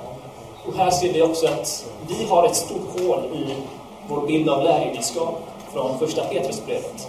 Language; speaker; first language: Swedish; non-native, fluent; English